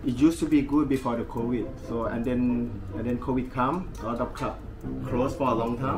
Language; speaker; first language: English; non-native, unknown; Thai